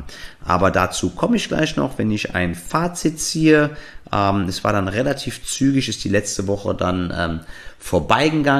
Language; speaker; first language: German; native; German